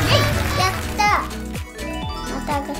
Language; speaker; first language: Japanese; native; Japanese